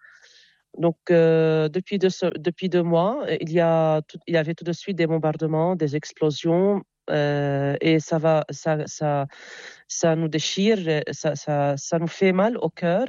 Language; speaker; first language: French; non-native, local second language; Arabic